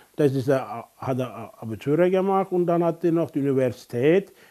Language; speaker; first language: German; non-native, learner; Turkish